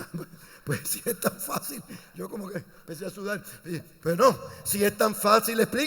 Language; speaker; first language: Spanish; native; Spanish